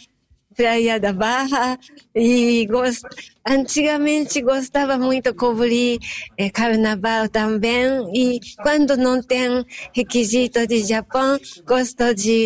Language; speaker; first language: Portuguese; non-native, fluent; Japanese